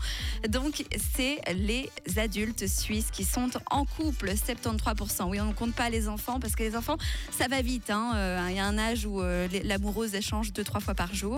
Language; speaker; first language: French; native; French